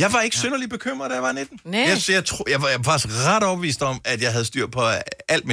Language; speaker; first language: Danish; native; Danish